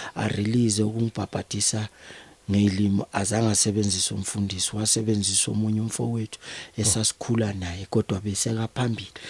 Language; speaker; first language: Zulu; native; Zulu